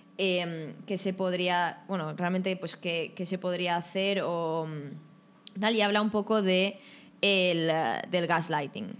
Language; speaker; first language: Spanish; native; Spanish